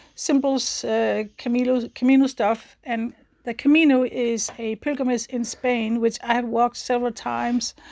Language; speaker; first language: English; non-native, fluent; Danish